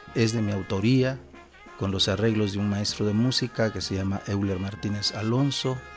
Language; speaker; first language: Spanish; native; Spanish